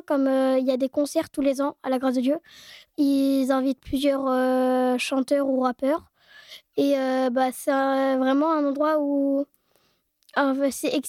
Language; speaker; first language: French; native; French